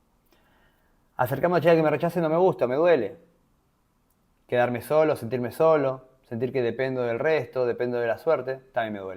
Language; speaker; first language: Spanish; native; Spanish